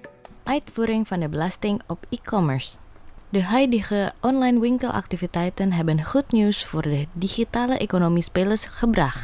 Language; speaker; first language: Dutch; non-native, fluent; Indonesian